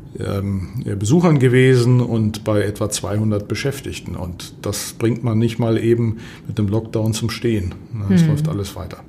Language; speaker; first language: German; native; German